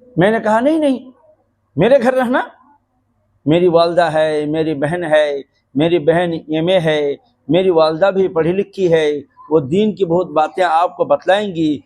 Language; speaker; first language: Urdu; non-native, fluent; Bangla